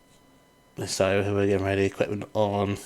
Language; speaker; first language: English; native; English